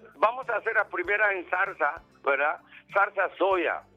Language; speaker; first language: Spanish; non-native, learner; Japanese